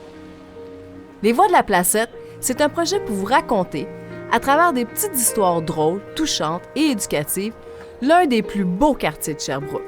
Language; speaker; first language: French; native; French